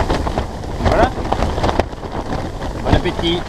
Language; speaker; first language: French; native; French